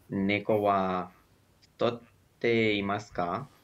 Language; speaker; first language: Japanese; non-native, learner; Romanian